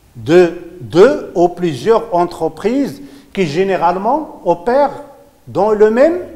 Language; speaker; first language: French; non-native, local second language; Arabic